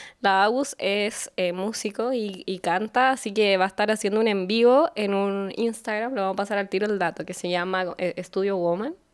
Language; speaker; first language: Spanish; native; Spanish